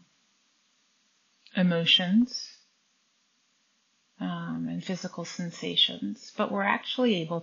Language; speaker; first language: English; native; English